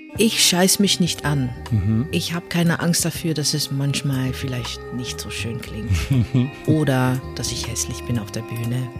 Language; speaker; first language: German; non-native, fluent; Dutch